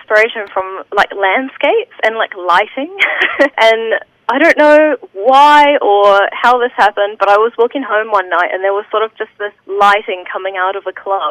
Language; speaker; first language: English; native; English